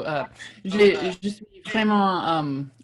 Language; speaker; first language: French; non-native, learner; English